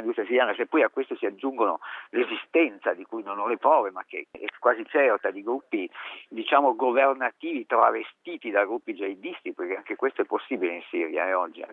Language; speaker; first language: Italian; native; Italian